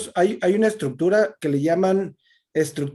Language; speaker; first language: Spanish; native; Spanish